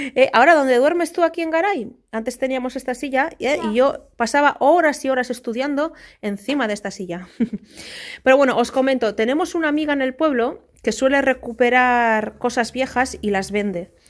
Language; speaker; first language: Spanish; native; Spanish